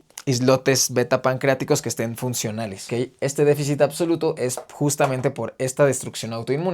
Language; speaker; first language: Spanish; native; Spanish